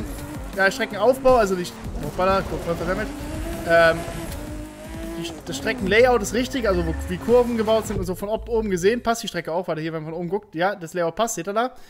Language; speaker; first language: German; native; German